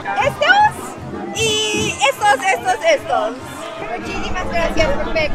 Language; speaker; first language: Spanish; non-native, learner; English